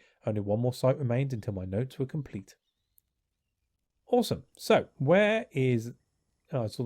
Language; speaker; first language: English; native; English